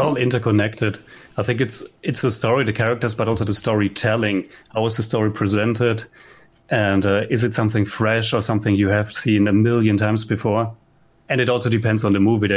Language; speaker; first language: English; non-native, fluent; German